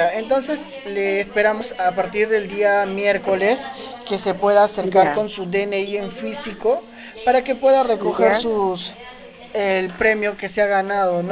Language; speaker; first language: Spanish; native; Spanish